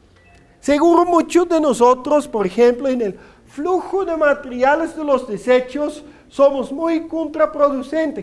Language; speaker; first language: Spanish; non-native, fluent; Dutch